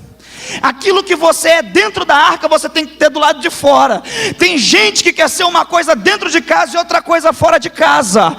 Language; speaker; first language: Portuguese; native; Portuguese